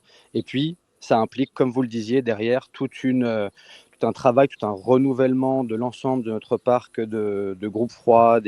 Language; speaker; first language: French; native; French